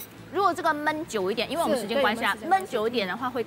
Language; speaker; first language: Chinese; native; Chinese